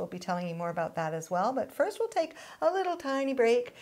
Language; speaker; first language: English; native; English